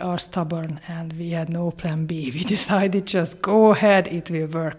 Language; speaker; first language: English; non-native, fluent; Hungarian